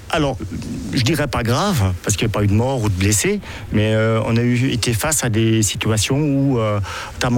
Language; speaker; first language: French; native; French